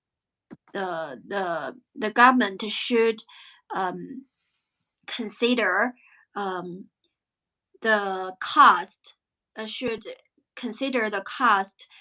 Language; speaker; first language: English; non-native, fluent; Chinese